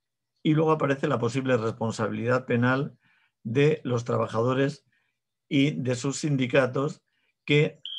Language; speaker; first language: Spanish; native; Spanish